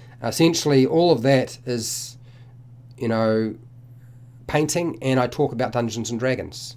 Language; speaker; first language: English; native; English